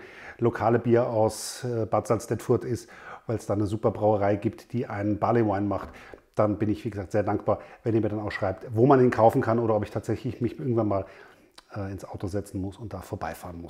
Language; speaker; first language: German; native; German